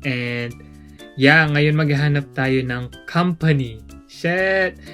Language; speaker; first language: Filipino; non-native, local second language; Pampanga